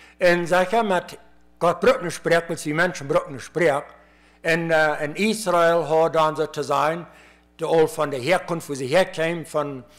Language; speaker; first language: German; early bilingual, heritage; Plautdietsch